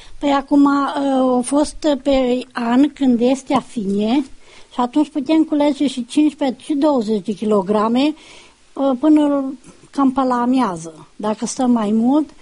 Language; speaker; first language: Romanian; native; Romanian